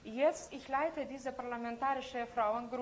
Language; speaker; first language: German; non-native, fluent; Lithuanian